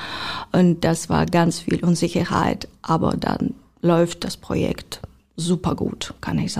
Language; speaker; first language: German; non-native, fluent; Ukrainian